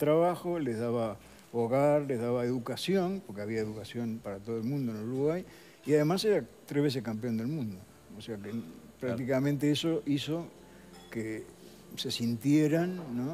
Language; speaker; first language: Spanish; native; Spanish